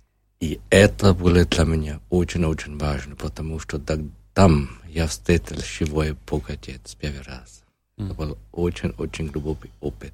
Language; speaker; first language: Russian; non-native, learner; German